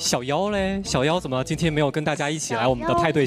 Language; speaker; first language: Chinese; native; Chinese